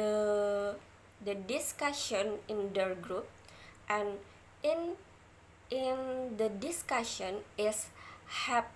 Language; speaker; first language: English; non-native, learner; Indonesian